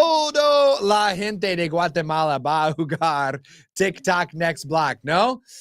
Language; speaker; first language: Spanish; non-native, learner; English